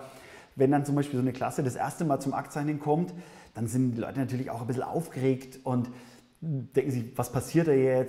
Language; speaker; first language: German; native; German